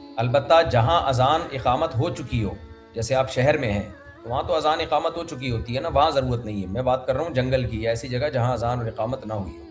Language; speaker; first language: Urdu; native; Urdu